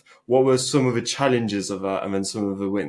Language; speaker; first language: English; early bilingual, other home language; Albanian